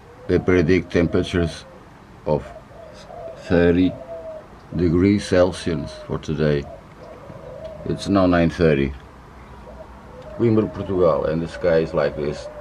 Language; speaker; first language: English; non-native, fluent; Portuguese